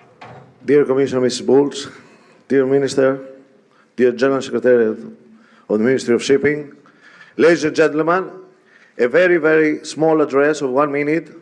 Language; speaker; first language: English; non-native, fluent; Greek